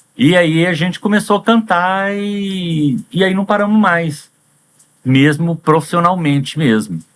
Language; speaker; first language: Portuguese; early bilingual, heritage; Portuguese